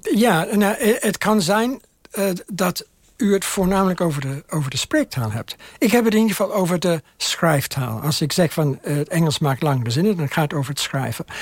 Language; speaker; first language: Dutch; non-native, fluent; English